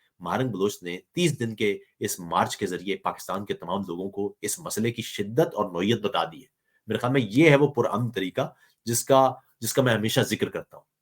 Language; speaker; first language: Urdu; non-native, local second language; Punjabi